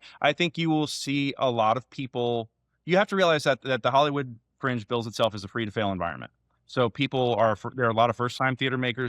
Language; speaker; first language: English; native; English